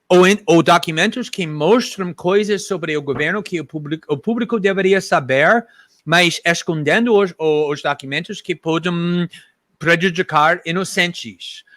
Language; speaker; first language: Portuguese; non-native, fluent; English